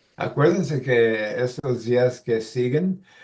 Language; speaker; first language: Spanish; early bilingual, heritage; Spanish